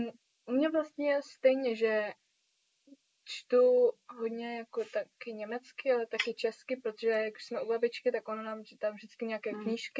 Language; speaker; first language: Czech; early bilingual, heritage; Czech